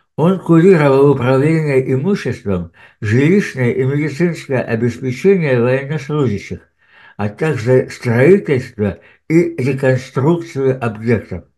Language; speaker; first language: Russian; native; Russian